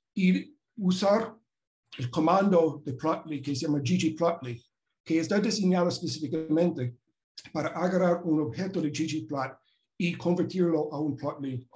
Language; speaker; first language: Spanish; non-native, fluent; English